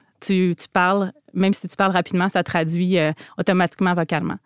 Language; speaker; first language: French; native; French